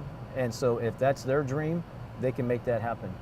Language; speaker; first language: English; native; English